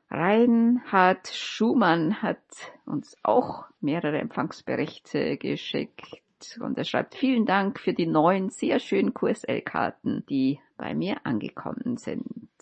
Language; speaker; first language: German; native; German